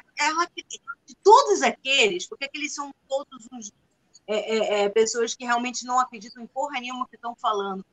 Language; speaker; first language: Portuguese; non-native, fluent; Spanish